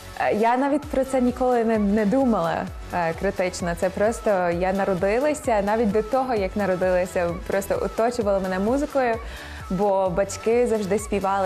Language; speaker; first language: Ukrainian; non-native, fluent; English